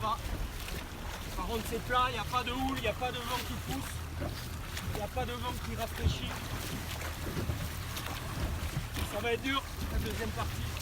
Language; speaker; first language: French; native; French